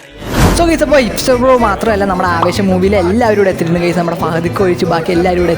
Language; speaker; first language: Malayalam; native; Malayalam